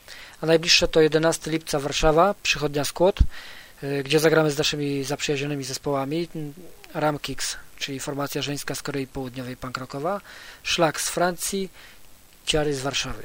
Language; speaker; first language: Polish; native; Polish